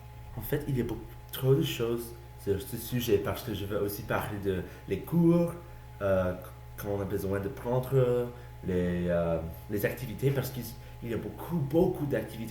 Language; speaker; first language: French; non-native, learner; English